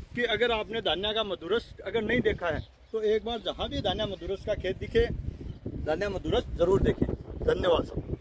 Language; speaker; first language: Hindi; native; Hindi